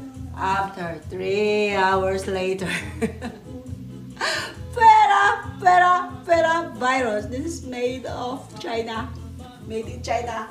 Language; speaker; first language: English; non-native, fluent; Filipino